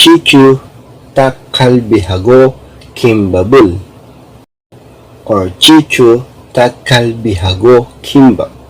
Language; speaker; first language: Korean; non-native, learner; Filipino